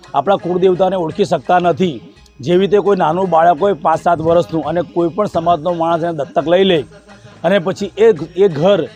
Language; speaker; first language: Gujarati; native; Gujarati